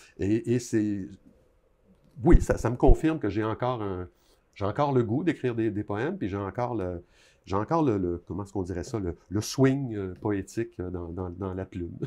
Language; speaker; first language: French; native; French